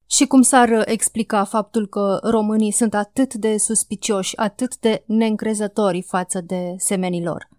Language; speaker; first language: Romanian; native; Romanian